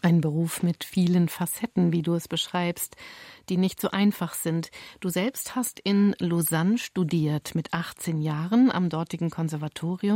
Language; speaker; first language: German; native; German